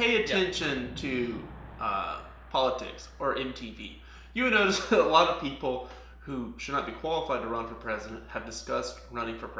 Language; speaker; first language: English; native; English